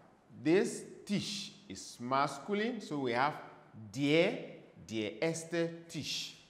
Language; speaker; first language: German; non-native, learner; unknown